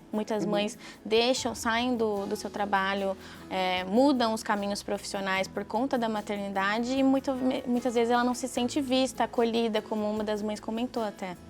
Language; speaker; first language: Portuguese; native; Portuguese